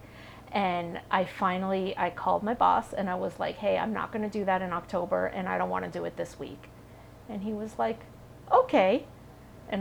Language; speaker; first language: English; native; English